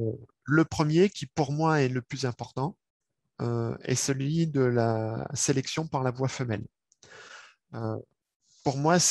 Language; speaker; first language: French; native; French